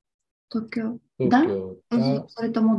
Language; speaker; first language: Japanese; non-native, fluent; Tatar